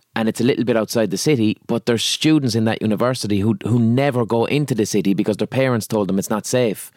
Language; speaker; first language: English; native; English